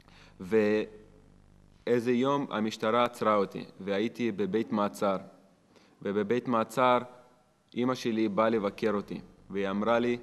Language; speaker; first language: Hebrew; non-native, fluent; Russian